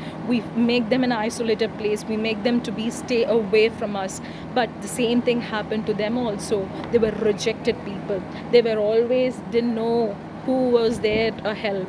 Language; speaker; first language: English; non-native, local second language; Tamil